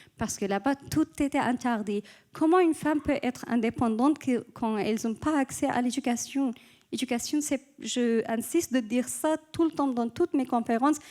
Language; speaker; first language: French; non-native, fluent; Persian